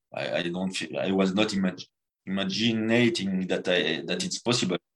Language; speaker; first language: English; non-native, fluent; French